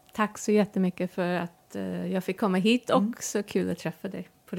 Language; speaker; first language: Swedish; non-native, fluent; English